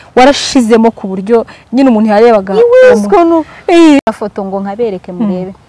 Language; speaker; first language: Kinyarwanda; native; Kinyarwanda